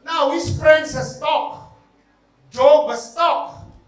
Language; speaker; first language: English; non-native, local second language; Filipino